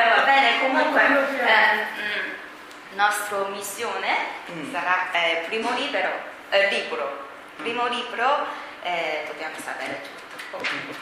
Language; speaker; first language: Italian; non-native, fluent; Chinese